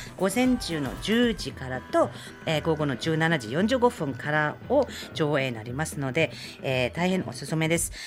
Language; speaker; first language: Japanese; non-native, fluent; German